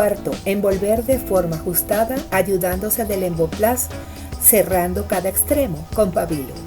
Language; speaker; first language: Spanish; native; Spanish